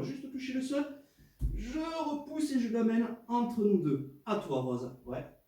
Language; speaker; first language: French; native; French